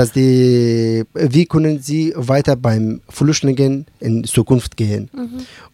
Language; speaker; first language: German; non-native, learner; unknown